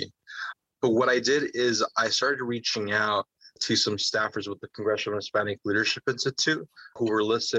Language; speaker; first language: English; native; English